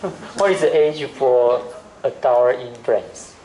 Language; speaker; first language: English; non-native, learner; Chinese